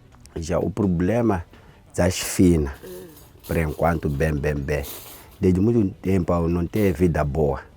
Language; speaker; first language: Portuguese; non-native, local second language; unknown